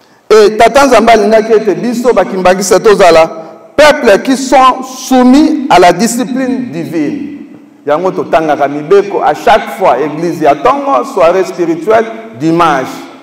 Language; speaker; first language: French; non-native, local second language; Lingala